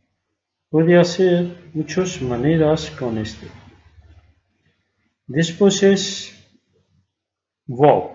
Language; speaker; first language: Spanish; non-native, learner; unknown